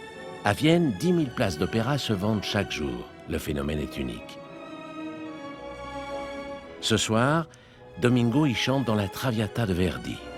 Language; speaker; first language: French; native; French